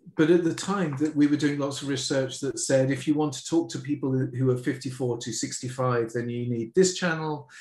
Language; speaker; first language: English; native; English